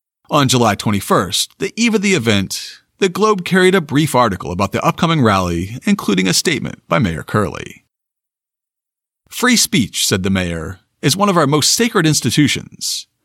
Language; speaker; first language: English; native; English